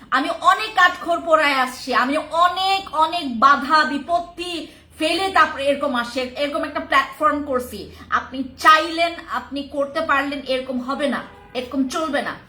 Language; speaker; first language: Bangla; non-native, local second language; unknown